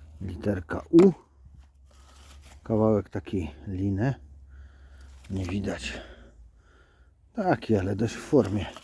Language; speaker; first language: Polish; native; Polish